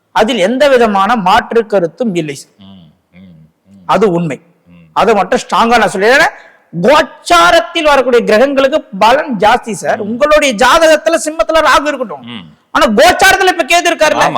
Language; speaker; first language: Tamil; native; Tamil